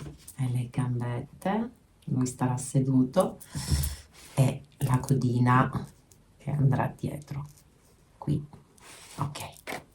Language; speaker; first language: Italian; native; Italian